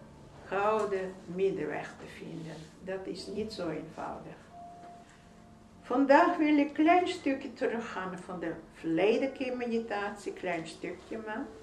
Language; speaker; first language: Dutch; non-native, fluent; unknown